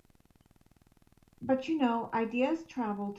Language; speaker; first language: English; native; English